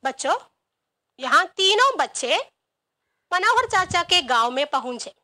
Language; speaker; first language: Hindi; non-native, local second language; Malayalam